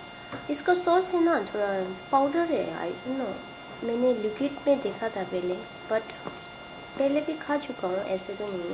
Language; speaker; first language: Hindi; non-native, local second language; Tibetan